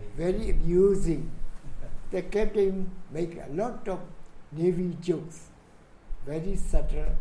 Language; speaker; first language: English; non-native, fluent; Burmese